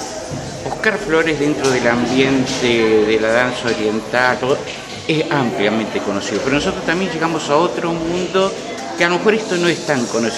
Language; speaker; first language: Spanish; native; Spanish